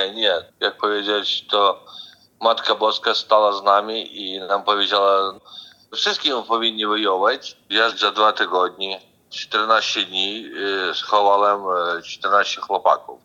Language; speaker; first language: Polish; non-native, learner; Ukrainian